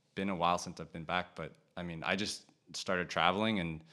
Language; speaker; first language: English; native; English